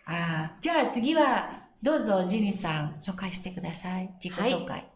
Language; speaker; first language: Japanese; non-native, learner; Indonesian